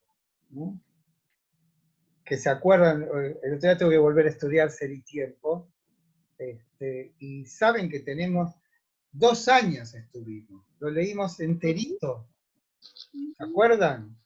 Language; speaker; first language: Spanish; native; Spanish